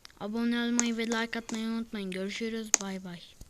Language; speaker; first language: Turkish; native; Turkish